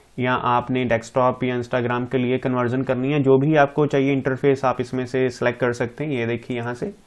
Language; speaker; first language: Hindi; non-native, local second language; Punjabi